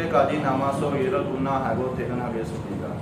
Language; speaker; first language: Korean; non-native, learner; Urdu